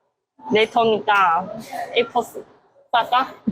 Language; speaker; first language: Korean; non-native, learner; Chinese